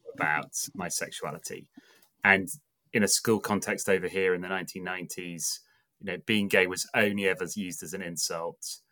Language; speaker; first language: English; native; English